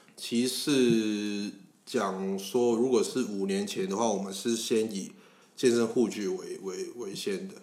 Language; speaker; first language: Chinese; non-native, local second language; Cantonese